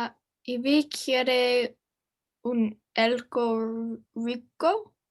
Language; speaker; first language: Spanish; non-native, learner; English